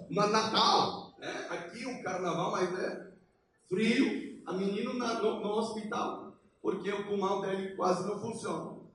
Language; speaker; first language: Portuguese; non-native, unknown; Polish